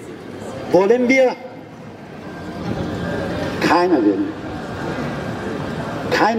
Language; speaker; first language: German; non-native, learner; Persian